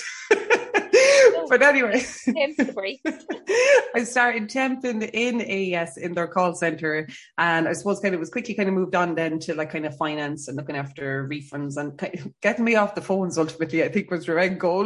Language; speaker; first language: English; native; English